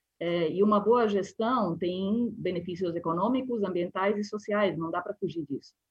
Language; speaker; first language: Portuguese; non-native, fluent; Spanish